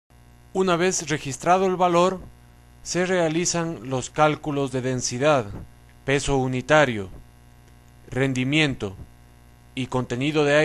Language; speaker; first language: Spanish; native; Spanish